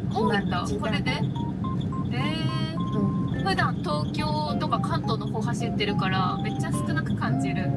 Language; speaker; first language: Japanese; native; Japanese